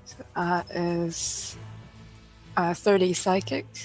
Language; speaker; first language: English; native; English